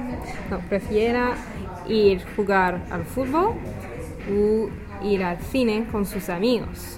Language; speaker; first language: Spanish; non-native, learner; English